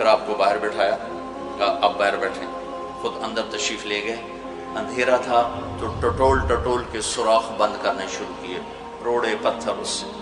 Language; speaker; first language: Urdu; non-native, local second language; Punjabi